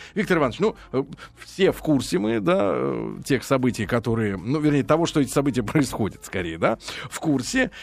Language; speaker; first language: Russian; native; Russian